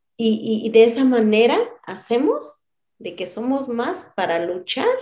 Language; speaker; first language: Spanish; non-native, local second language; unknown